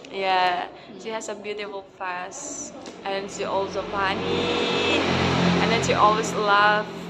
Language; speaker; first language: English; non-native, learner; Indonesian